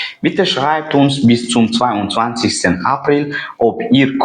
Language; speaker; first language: German; non-native, fluent; Uzbek